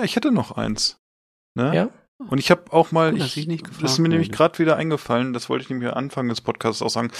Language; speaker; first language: German; native; German